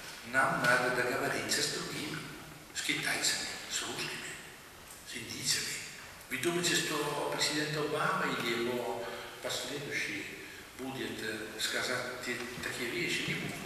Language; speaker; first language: Russian; non-native, fluent; Italian